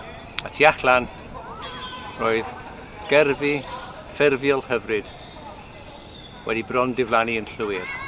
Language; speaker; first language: Welsh; non-native, learner; English